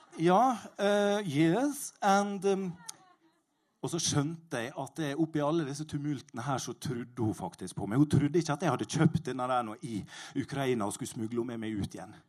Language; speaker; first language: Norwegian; native; Norwegian